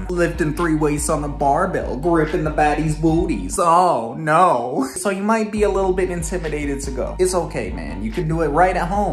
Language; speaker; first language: English; native; English